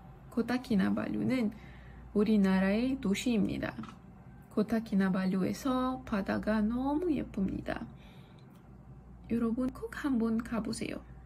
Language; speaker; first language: Korean; non-native, learner; Malay